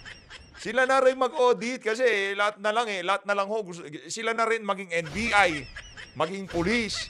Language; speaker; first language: Filipino; native; Filipino